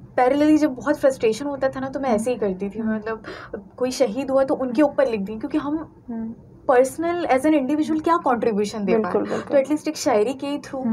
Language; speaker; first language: Hindi; native; Hindi